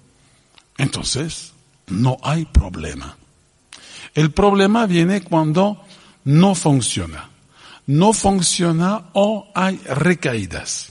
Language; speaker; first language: Spanish; non-native, fluent; French